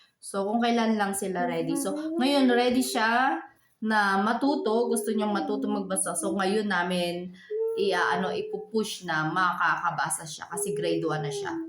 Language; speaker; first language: Filipino; native; Filipino